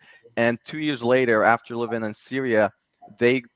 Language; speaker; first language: English; early bilingual, other home language; Arabic